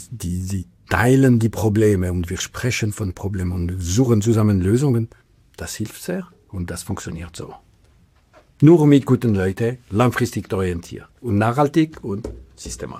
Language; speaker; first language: German; non-native, local second language; French